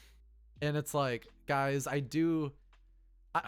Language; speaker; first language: English; native; English